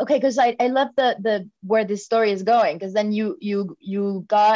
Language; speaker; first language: English; native; English